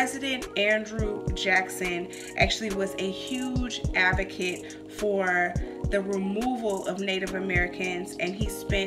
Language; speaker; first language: English; native; English